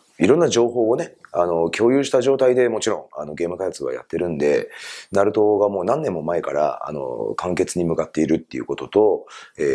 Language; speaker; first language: Japanese; native; Japanese